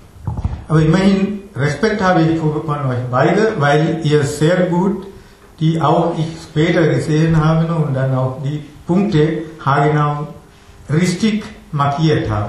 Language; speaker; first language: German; non-native, learner; Tamil